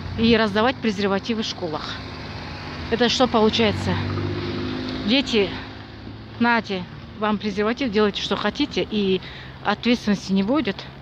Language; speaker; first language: Russian; non-native, local second language; Kazakh